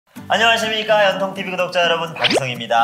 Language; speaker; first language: Korean; native; Korean